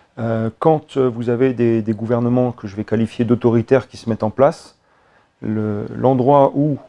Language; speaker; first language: French; native; French